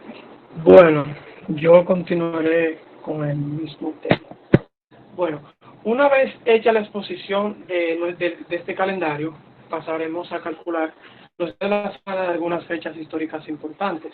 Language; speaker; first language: Spanish; native; Spanish